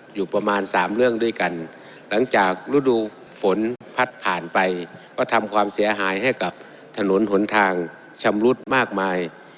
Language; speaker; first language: Thai; native; Thai